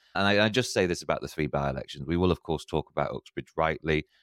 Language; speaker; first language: English; native; English